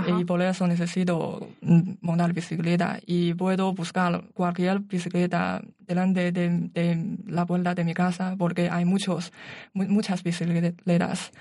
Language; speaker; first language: Spanish; non-native, learner; Chinese